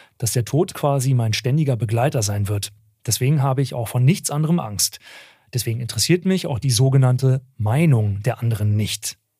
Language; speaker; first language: German; early bilingual, other home language; Turkish